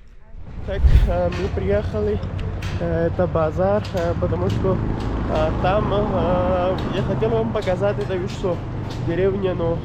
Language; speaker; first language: Russian; non-native, learner; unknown